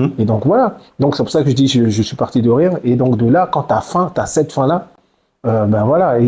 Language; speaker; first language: French; early bilingual, other home language; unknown